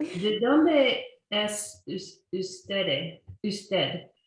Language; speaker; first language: Spanish; non-native, learner; English